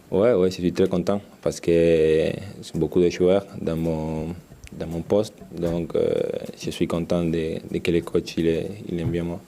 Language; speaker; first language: French; non-native, learner; Spanish